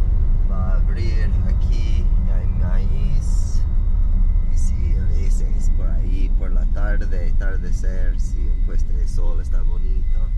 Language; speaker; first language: Spanish; non-native, fluent; English